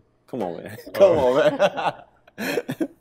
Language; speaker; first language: English; native; English